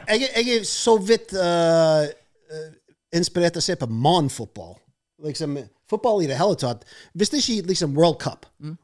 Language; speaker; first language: Norwegian; non-native, fluent; English